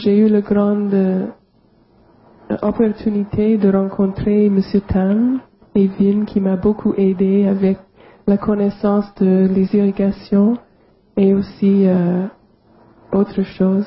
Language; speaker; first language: French; non-native, local second language; English